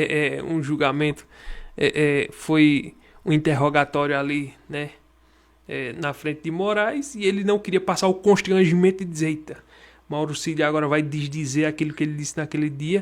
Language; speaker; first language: Portuguese; native; Portuguese